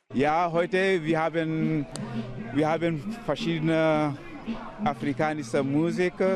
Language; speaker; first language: German; non-native, learner; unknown